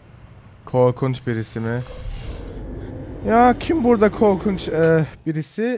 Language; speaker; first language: Turkish; early bilingual, heritage; Turkish